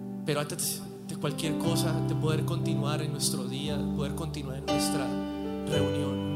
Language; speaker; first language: Spanish; native; Spanish